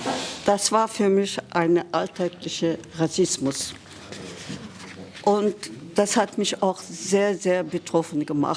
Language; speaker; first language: German; non-native, fluent; Kurdish